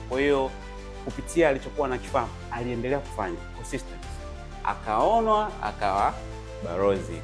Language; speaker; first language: Swahili; native; Swahili